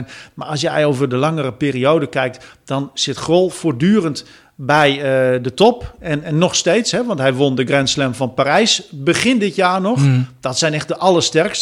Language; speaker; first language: Dutch; native; Dutch